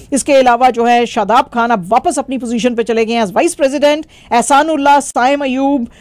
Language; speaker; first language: Urdu; native; Urdu